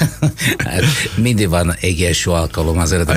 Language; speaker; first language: Hungarian; non-native, fluent; Italian